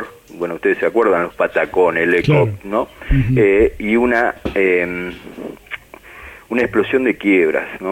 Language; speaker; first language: Spanish; native; Spanish